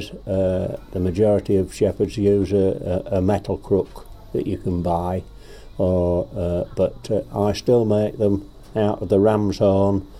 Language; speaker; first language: English; native; English